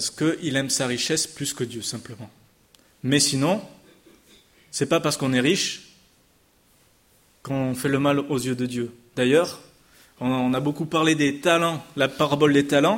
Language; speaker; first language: French; native; French